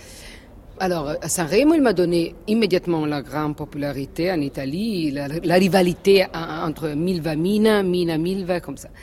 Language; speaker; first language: French; non-native, fluent; Italian